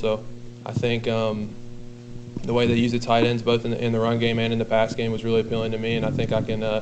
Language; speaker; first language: English; native; English